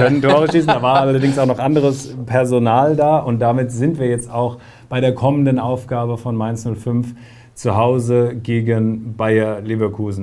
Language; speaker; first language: German; native; German